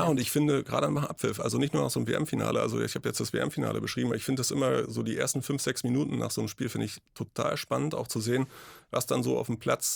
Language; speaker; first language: German; native; German